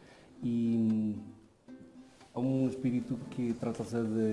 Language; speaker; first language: Portuguese; non-native, fluent; Spanish